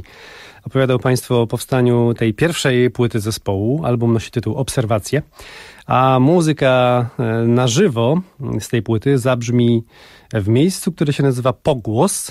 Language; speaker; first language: Polish; native; Polish